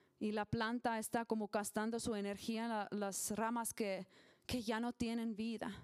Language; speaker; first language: Spanish; non-native, learner; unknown